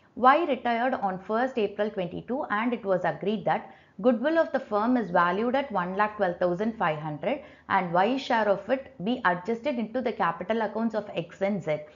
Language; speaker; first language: English; non-native, local second language; Tamil